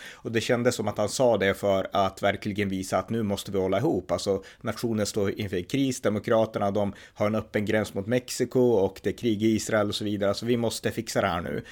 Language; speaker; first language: Swedish; native; Swedish